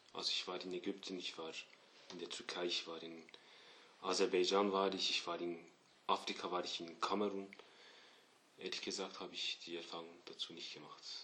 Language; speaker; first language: German; early bilingual, other home language; Turkish